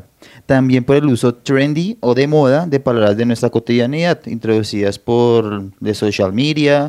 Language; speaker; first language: Spanish; native; Spanish